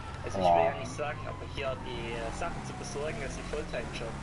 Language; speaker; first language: German; native; German